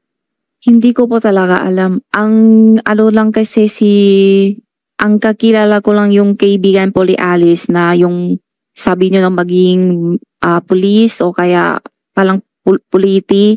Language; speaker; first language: Filipino; non-native, learner; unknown